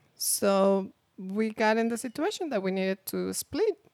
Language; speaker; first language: English; non-native, fluent; Spanish